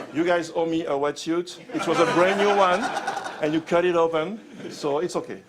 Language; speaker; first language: English; non-native, fluent; French